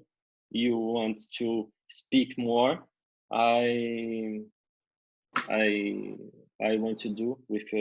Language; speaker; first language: English; non-native, learner; Portuguese